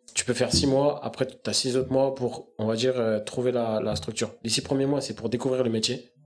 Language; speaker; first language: French; native; French